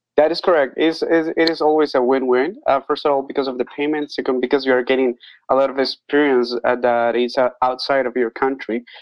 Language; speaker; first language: English; non-native, learner; Spanish